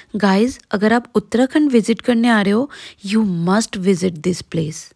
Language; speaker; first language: Hindi; non-native, local second language; Bangla